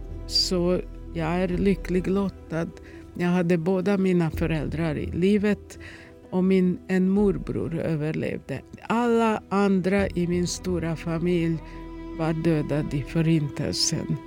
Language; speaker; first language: Swedish; non-native, fluent; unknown